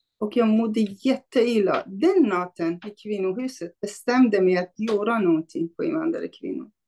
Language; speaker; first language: Swedish; non-native, fluent; Kurdish